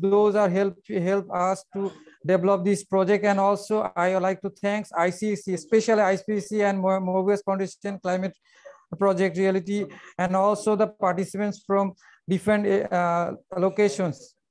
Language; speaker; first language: English; non-native, local second language; Bangla